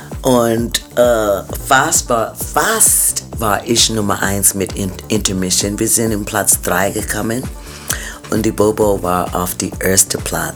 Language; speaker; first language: German; non-native, fluent; English